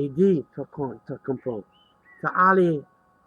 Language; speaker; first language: French; non-native, learner; English